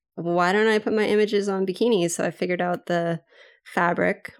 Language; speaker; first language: English; native; English